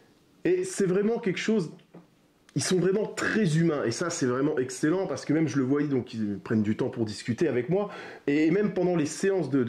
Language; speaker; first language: French; native; French